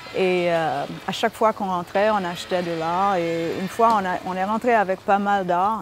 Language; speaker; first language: French; early bilingual, heritage; French